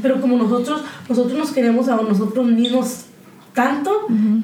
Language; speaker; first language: Spanish; early bilingual, heritage; Spanish